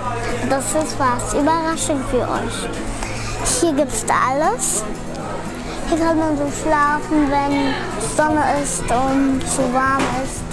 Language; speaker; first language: German; early bilingual, other home language; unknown